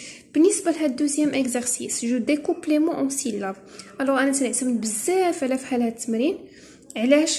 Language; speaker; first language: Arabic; native; Arabic